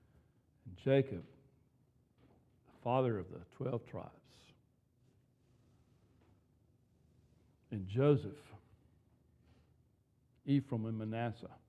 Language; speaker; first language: English; native; English